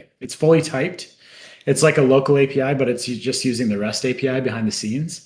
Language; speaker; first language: English; native; English